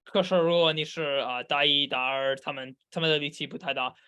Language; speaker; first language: Chinese; non-native, learner; English